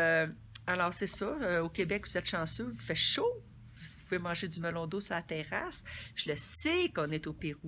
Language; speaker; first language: French; native; French